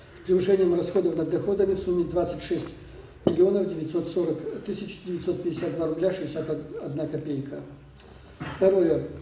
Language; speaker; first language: Russian; native; Russian